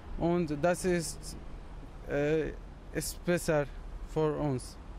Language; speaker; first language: German; non-native, learner; Arabic